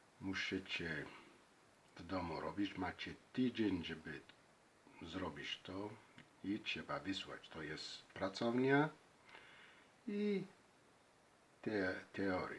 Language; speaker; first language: Polish; non-native, learner; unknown